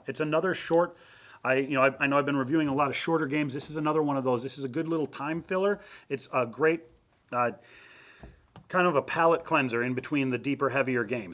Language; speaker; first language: English; native; English